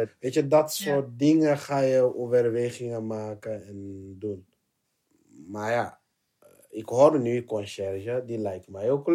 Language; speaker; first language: Dutch; non-native, learner; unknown